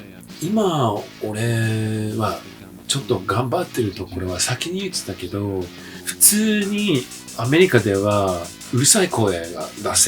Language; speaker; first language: Japanese; early bilingual, heritage; English